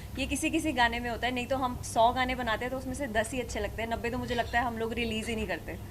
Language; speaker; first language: Hindi; non-native, local second language; Punjabi